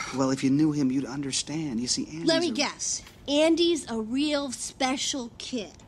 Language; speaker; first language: English; native; English